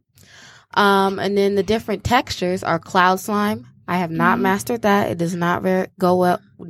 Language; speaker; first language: English; native; English